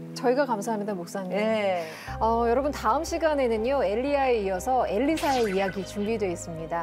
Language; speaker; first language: Korean; native; Korean